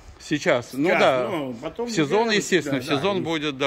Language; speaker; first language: Russian; native; Russian